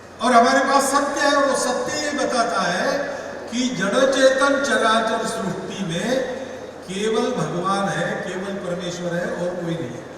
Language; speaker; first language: Hindi; non-native, local second language; Marathi